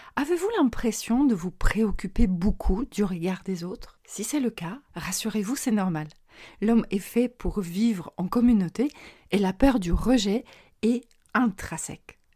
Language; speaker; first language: French; non-native, fluent; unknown